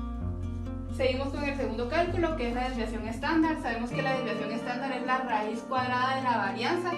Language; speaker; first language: Spanish; native; Spanish